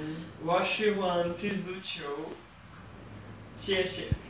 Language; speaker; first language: Chinese; non-native, learner; Portuguese